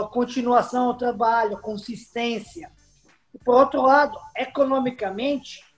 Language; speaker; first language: Portuguese; non-native, fluent; Serbian